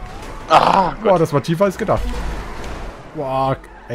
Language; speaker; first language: German; native; German